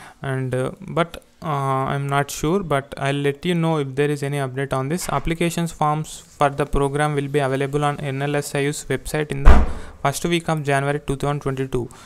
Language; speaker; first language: English; non-native, local second language; Telugu